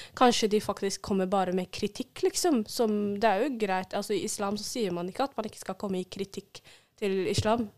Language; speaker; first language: Norwegian; early bilingual, other home language; Somali